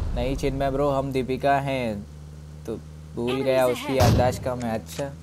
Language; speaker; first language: Hindi; native; Hindi